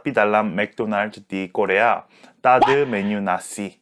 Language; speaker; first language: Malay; non-native, learner; Korean